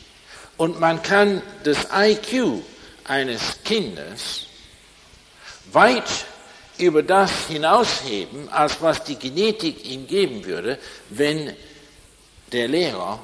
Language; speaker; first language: German; non-native, fluent; English